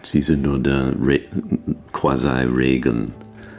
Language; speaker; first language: German; non-native, learner; English